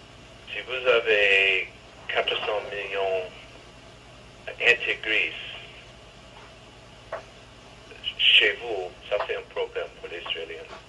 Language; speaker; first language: French; non-native, learner; English